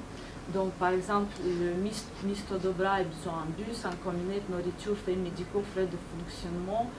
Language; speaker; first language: French; non-native, fluent; Ukrainian